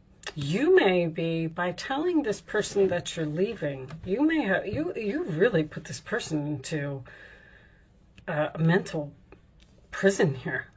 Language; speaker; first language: English; native; English